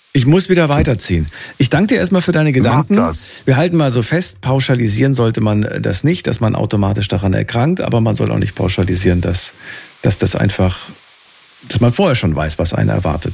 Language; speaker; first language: German; native; German